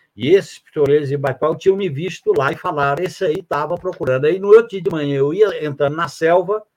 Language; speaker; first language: Portuguese; native; Portuguese